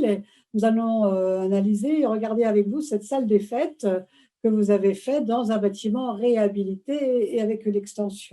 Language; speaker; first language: French; native; French